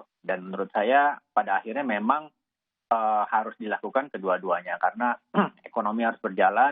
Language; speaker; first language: Indonesian; native; Indonesian